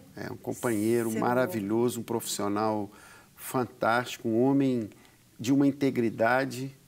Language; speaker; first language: Portuguese; native; Portuguese